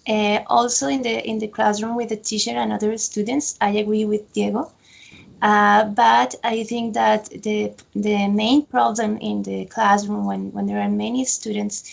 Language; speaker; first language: English; non-native, fluent; Spanish